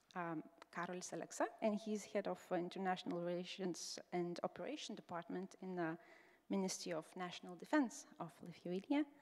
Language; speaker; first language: English; non-native, fluent; Lithuanian